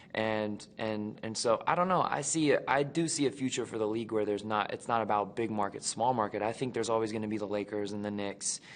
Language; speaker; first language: English; native; English